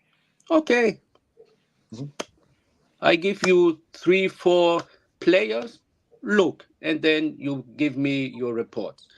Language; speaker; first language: English; non-native, learner; German